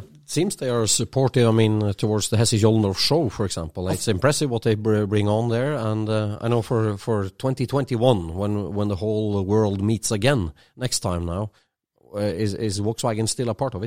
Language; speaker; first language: English; non-native, fluent; Norwegian